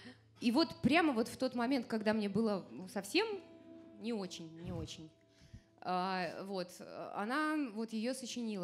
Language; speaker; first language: Russian; native; Russian